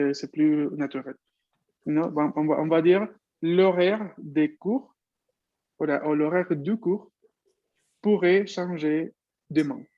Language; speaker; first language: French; non-native, fluent; Spanish